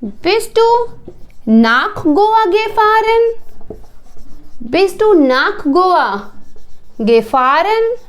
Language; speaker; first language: German; non-native, fluent; Hindi